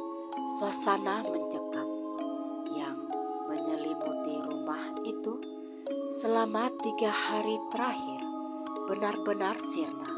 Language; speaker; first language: Indonesian; native; Indonesian